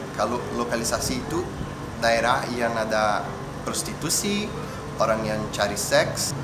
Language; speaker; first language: Indonesian; non-native, fluent; Portuguese